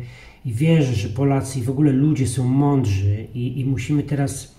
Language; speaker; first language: Polish; native; Polish